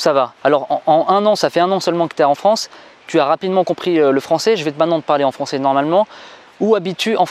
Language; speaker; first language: French; native; French